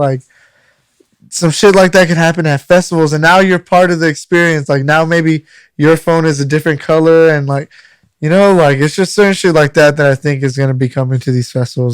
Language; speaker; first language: English; native; English